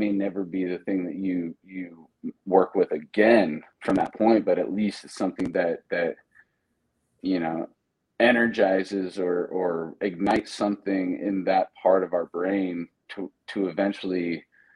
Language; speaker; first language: English; native; English